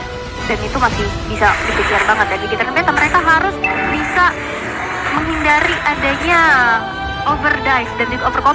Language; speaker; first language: Indonesian; native; Indonesian